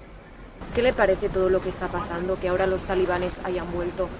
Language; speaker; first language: Spanish; native; Spanish